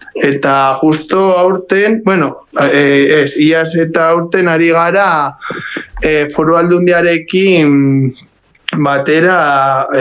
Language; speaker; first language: Basque; non-native, local second language; Spanish